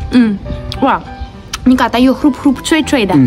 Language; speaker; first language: Chinese; non-native, learner; Ukrainian